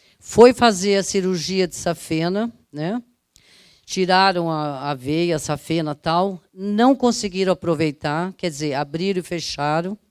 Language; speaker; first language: Portuguese; early bilingual, other home language; Italian